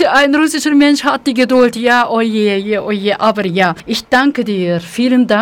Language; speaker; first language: German; non-native, fluent; Russian